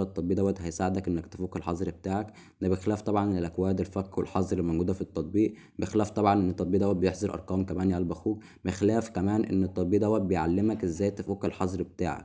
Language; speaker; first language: Arabic; native; Arabic